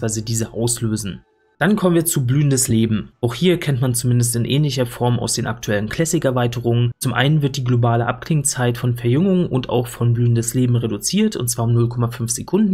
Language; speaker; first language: German; native; German